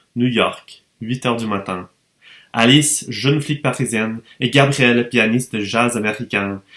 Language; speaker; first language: French; non-native, fluent; English